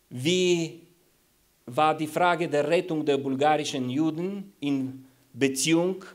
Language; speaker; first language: German; non-native, fluent; Bulgarian